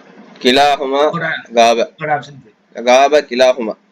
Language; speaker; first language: Arabic; non-native, learner; Tamil